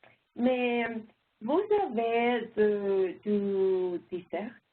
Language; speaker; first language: French; non-native, learner; English